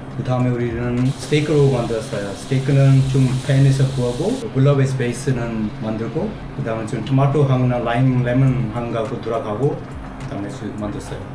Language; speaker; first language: Korean; non-native, learner; English